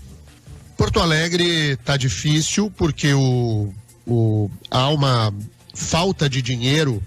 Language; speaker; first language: Portuguese; native; Portuguese